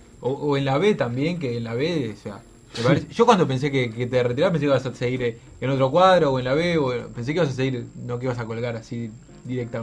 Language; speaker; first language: Spanish; native; Spanish